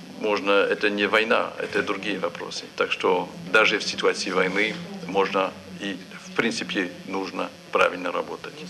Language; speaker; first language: Russian; non-native, fluent; French